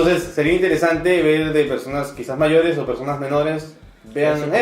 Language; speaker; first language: Spanish; native; Spanish